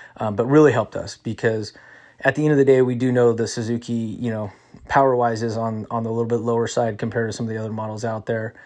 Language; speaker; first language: English; native; English